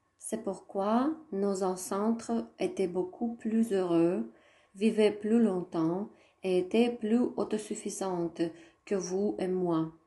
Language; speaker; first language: French; non-native, fluent; Russian